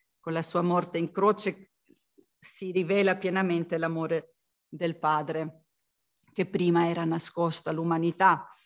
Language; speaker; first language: Italian; non-native, fluent; Slovenian